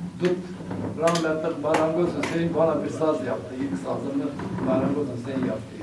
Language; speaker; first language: Turkish; native; Turkish